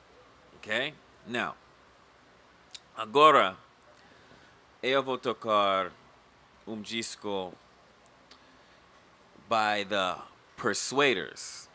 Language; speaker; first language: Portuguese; non-native, learner; English